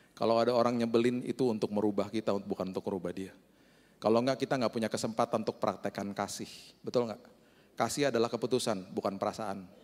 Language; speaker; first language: Indonesian; native; Indonesian